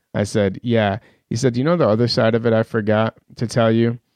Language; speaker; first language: English; early bilingual, other home language; Persian